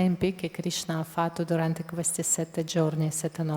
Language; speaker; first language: Italian; non-native, fluent; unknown